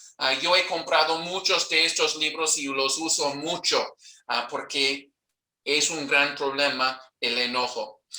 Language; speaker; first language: Spanish; non-native, fluent; English